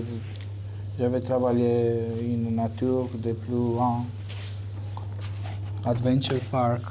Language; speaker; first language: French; non-native, learner; Romanian